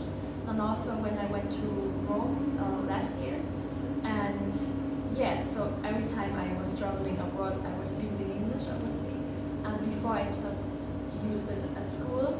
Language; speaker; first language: English; non-native, fluent; German